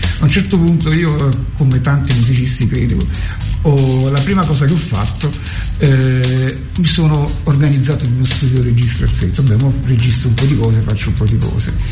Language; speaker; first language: Italian; native; Italian